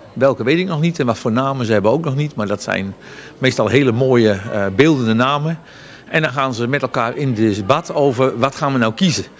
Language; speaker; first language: Dutch; native; Dutch